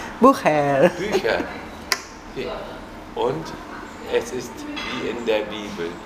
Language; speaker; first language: German; non-native, learner; Spanish